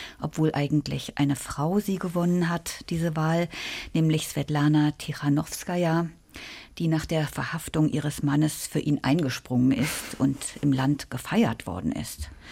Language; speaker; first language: German; native; German